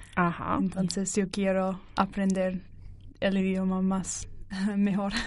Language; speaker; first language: Spanish; non-native, learner; English